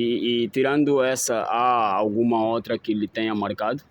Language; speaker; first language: Portuguese; native; Portuguese